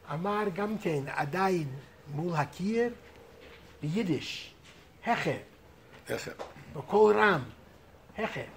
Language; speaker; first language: Hebrew; non-native, fluent; English